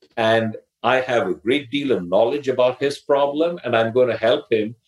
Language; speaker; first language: English; non-native, local second language; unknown